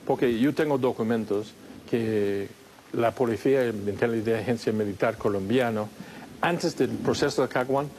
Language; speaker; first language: Spanish; non-native, fluent; English